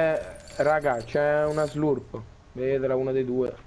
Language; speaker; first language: Italian; native; Italian